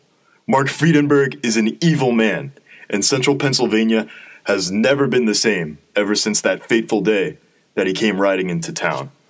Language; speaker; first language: English; native; English